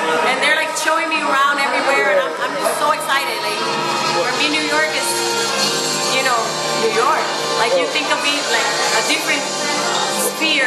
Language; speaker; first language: English; non-native, fluent; Spanish